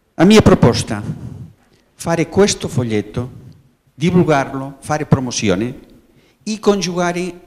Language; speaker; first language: Italian; non-native, learner; Spanish